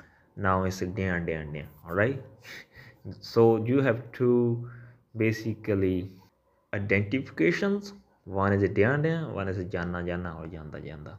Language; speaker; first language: English; non-native, local second language; Punjabi